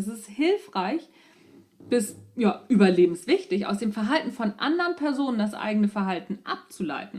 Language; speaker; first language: German; native; German